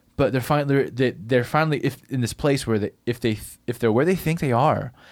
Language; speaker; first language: English; native; English